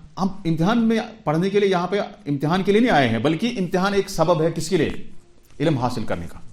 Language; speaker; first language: Urdu; non-native, local second language; Kashmiri